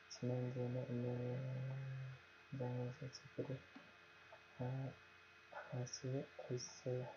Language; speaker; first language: Korean; non-native, learner; Nepali